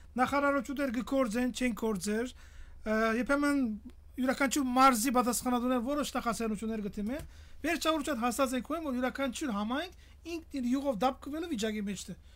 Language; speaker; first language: Armenian; early bilingual, heritage; Armenian